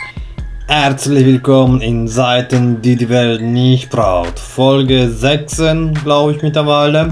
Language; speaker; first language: German; non-native, fluent; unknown